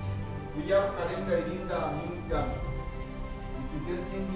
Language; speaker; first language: English; non-native, local second language; Swahili